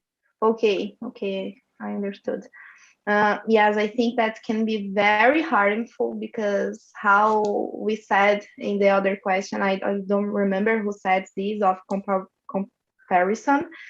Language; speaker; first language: English; non-native, learner; Portuguese